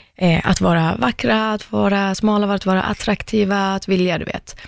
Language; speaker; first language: Swedish; early bilingual, other home language; Persian